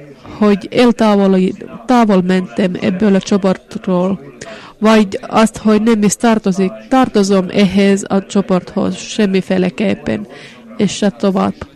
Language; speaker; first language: Hungarian; non-native, fluent; Finnish